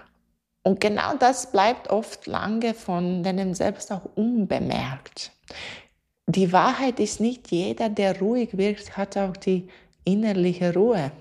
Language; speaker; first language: German; non-native, fluent; Latvian